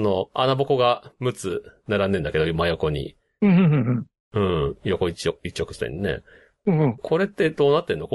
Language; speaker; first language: Japanese; native; Japanese